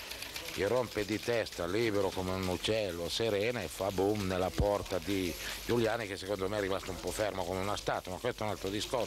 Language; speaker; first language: Italian; native; Italian